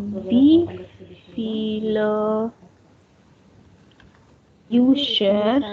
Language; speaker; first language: German; non-native, learner; Hindi